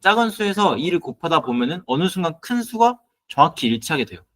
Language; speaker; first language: Korean; native; Korean